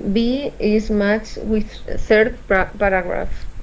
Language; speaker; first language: English; non-native, learner; Spanish